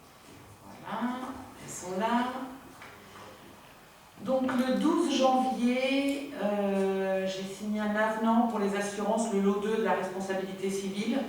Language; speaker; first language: French; native; French